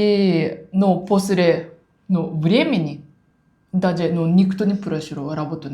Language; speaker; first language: Russian; non-native, learner; Japanese